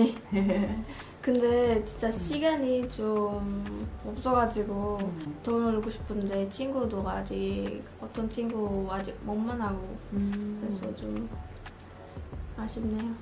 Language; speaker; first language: Korean; non-native, learner; Filipino